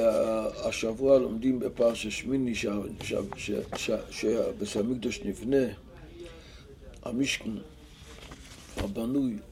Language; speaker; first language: Hebrew; non-native, local second language; Yiddish